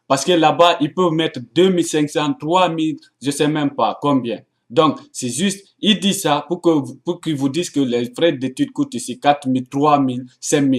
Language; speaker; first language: French; non-native, local second language; Arabic